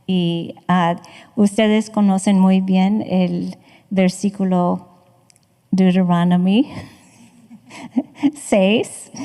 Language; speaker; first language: Spanish; non-native, fluent; English